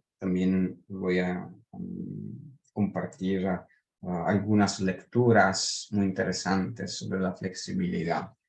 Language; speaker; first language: Spanish; non-native, fluent; Italian